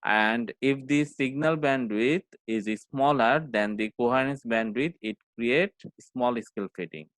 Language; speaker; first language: English; non-native, local second language; Bangla